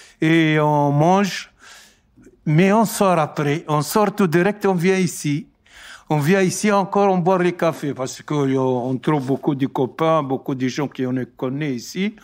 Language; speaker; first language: French; non-native, learner; Arabic